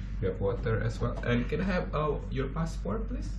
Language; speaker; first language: English; non-native, learner; Indonesian